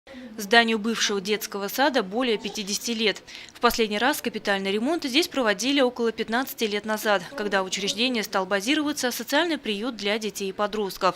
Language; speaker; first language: Russian; native; Russian